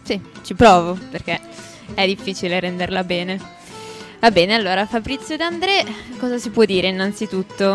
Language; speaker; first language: Italian; native; Italian